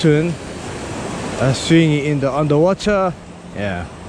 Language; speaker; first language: English; non-native, learner; Korean